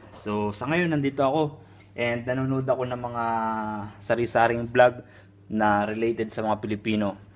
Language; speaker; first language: Filipino; native; Filipino